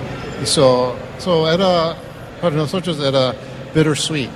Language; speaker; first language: Spanish; early bilingual, heritage; English